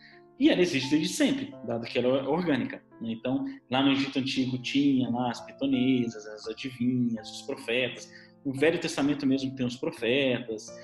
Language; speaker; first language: Portuguese; native; Portuguese